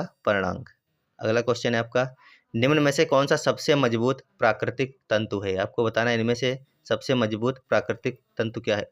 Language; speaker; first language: Hindi; native; Hindi